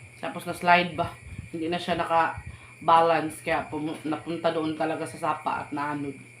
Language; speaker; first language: Filipino; non-native, local second language; Cebuano